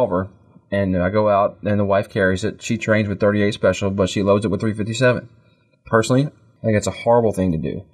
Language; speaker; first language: English; native; English